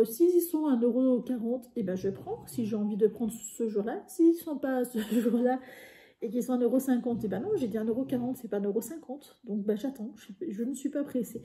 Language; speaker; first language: French; native; French